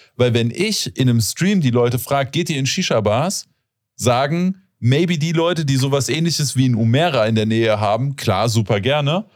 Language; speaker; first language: German; native; German